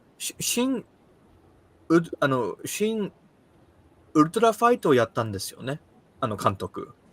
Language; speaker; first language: Japanese; early bilingual, heritage; Japanese